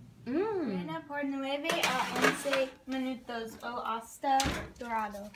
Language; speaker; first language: Spanish; non-native, learner; English